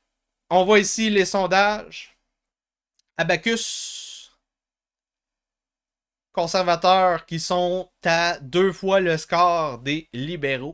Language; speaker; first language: French; native; French